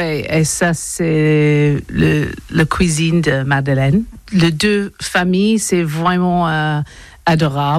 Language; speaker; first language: French; non-native, learner; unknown